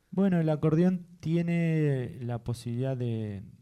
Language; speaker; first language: Spanish; native; Spanish